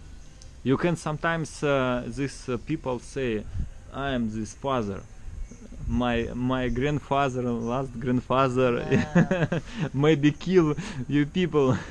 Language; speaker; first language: English; non-native, learner; Russian